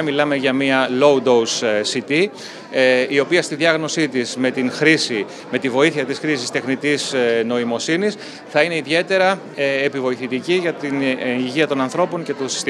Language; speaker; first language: Greek; native; Greek